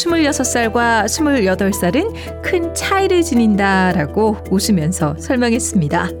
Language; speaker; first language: Korean; native; Korean